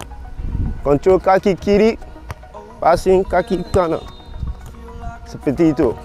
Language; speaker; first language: Indonesian; non-native, fluent; English